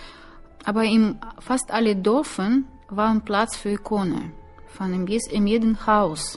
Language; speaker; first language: German; non-native, learner; Russian